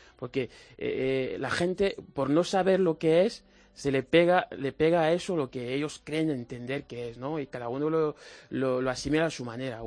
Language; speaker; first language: Spanish; non-native, fluent; French